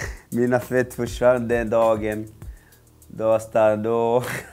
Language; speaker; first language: Swedish; non-native, fluent; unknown